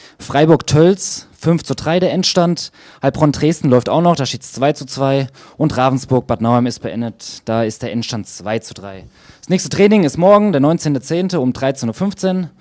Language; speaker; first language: German; native; German